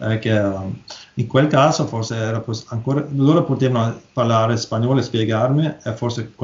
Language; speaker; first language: Italian; non-native, learner; Norwegian